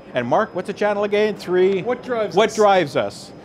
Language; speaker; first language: English; native; English